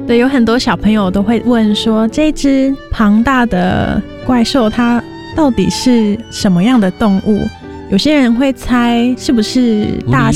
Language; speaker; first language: Chinese; native; Chinese